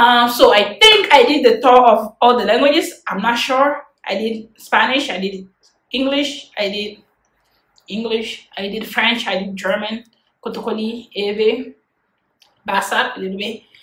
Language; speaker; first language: English; non-native, fluent; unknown